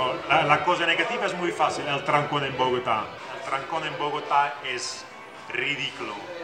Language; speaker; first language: Spanish; non-native, fluent; Dutch